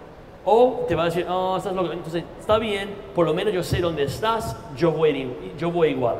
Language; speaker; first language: Spanish; non-native, fluent; English